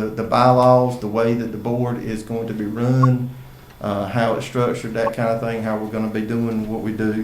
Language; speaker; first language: English; native; English